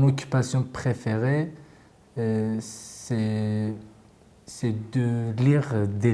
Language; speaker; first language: French; non-native, learner; Kurdish